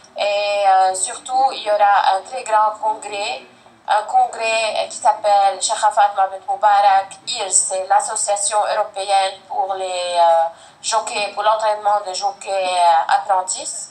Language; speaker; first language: French; non-native, fluent; Arabic